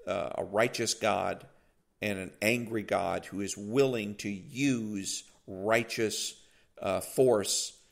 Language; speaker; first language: English; native; English